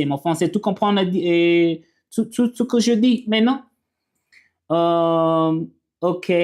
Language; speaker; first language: French; non-native, learner; English